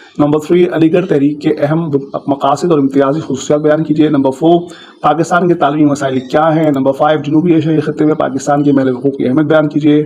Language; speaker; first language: Urdu; native; Urdu